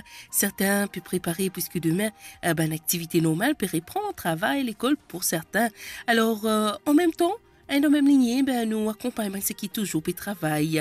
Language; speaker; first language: French; non-native, local second language; Morisyen